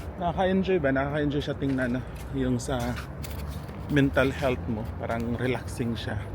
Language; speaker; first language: Filipino; non-native, local second language; Cebuano